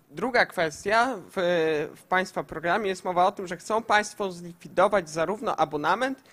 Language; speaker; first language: Polish; native; Polish